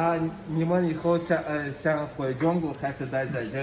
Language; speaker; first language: Chinese; non-native, learner; Tajik